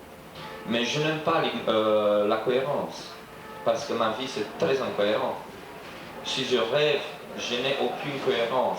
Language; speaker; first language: French; non-native, fluent; Romanian